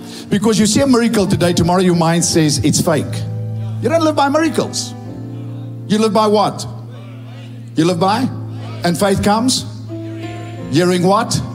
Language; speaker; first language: English; non-native, local second language; Afrikaans